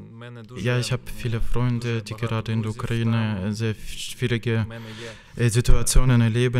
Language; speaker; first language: German; non-native, fluent; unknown